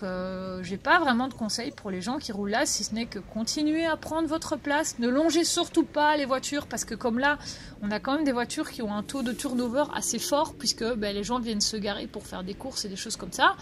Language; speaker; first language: French; native; French